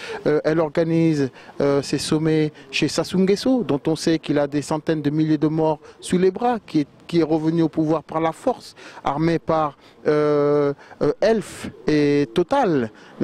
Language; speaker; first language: French; non-native, local second language; Wolof